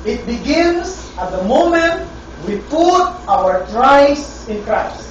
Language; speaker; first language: English; non-native, local second language; Filipino